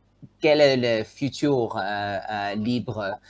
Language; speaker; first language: French; non-native, learner; Tswana